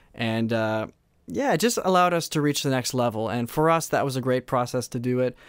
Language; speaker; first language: English; native; English